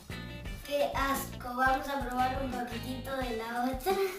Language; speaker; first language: Spanish; native; Spanish